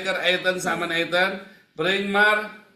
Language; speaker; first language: Dutch; non-native, learner; Indonesian